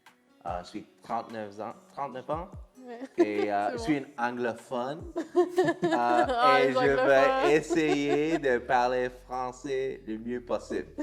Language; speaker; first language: French; non-native, local second language; English